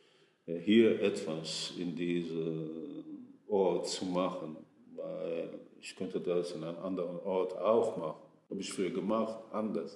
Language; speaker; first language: German; non-native, fluent; Hebrew